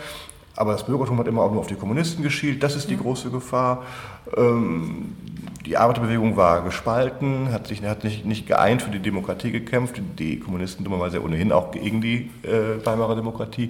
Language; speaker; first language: German; native; German